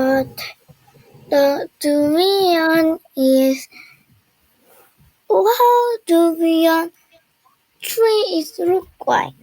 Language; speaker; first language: English; non-native, learner; Korean